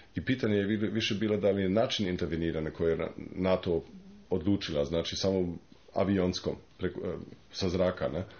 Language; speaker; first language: Croatian; non-native, fluent; German